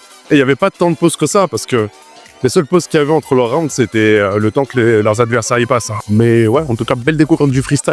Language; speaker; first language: French; native; French